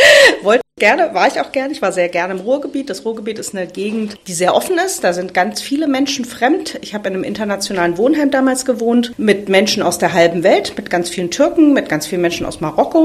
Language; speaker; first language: German; native; German